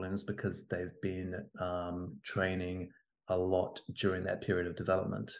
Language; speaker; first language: English; native; English